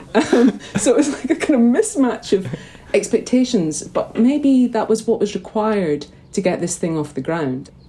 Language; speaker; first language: English; native; English